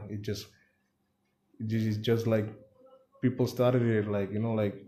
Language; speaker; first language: English; non-native, local second language; Bangla